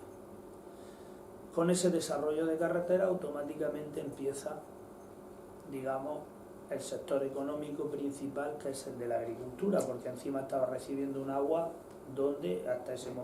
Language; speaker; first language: Spanish; native; Spanish